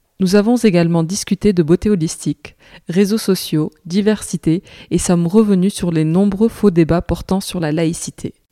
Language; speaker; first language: French; native; French